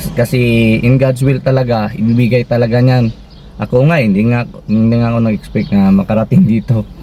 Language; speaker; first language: Filipino; non-native, local second language; Cebuano